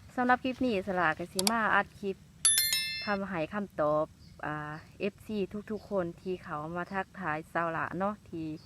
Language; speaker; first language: Lao; non-native, local second language; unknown